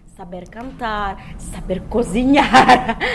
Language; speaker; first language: Spanish; non-native, fluent; Czech